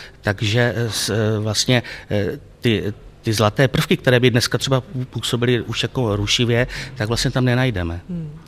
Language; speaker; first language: Czech; native; Czech